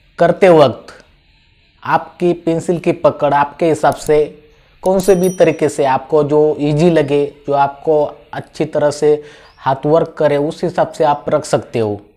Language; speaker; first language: Hindi; non-native, local second language; Marathi